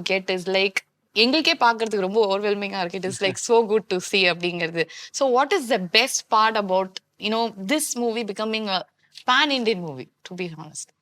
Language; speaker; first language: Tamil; native; Tamil